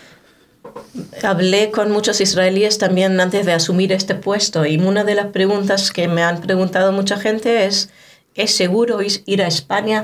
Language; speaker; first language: Spanish; non-native, fluent; Hebrew